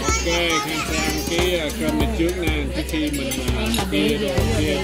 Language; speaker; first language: Vietnamese; early bilingual, heritage; Vietnamese